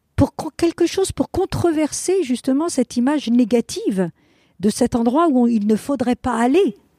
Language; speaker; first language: French; non-native, fluent; Spanish